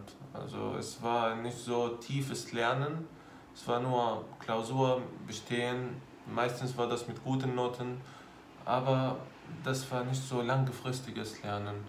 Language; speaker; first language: German; non-native, fluent; Arabic